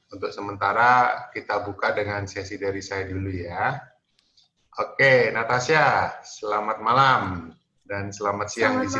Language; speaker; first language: Indonesian; native; Indonesian